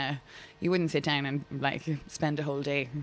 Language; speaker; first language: English; native; English